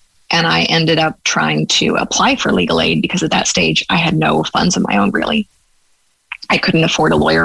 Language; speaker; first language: English; native; English